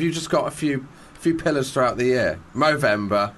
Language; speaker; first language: English; native; English